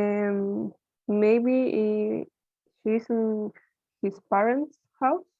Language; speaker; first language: English; non-native, learner; Spanish